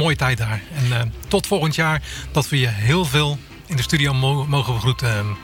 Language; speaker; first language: Dutch; native; Dutch